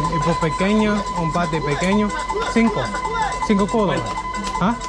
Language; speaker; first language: Spanish; non-native, learner; English